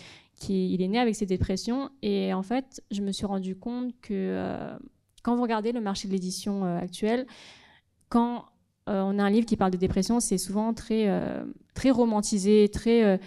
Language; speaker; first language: French; native; French